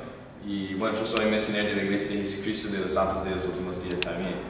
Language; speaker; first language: Spanish; non-native, fluent; English